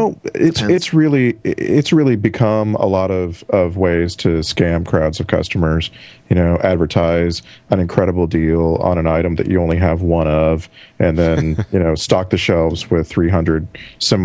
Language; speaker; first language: English; native; English